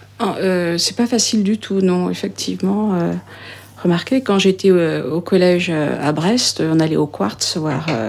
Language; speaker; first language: French; native; French